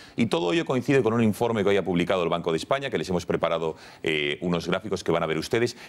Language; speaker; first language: Spanish; native; Spanish